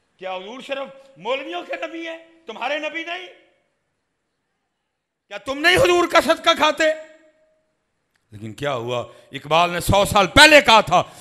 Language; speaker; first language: Urdu; non-native, local second language; Punjabi